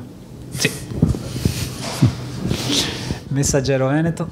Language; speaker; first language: Italian; native; Italian